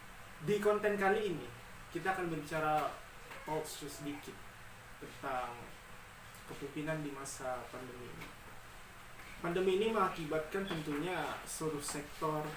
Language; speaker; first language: Indonesian; native; Indonesian